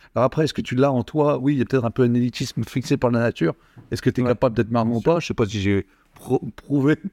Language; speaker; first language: French; native; French